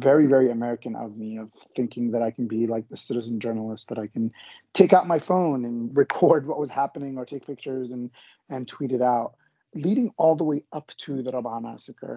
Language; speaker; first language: English; native; English